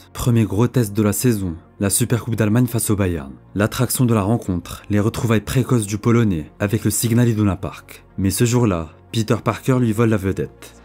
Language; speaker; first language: French; native; French